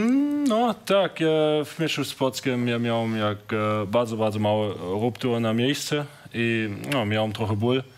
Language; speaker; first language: Polish; non-native, learner; German